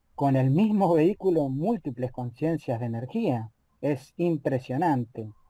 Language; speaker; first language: Spanish; native; Spanish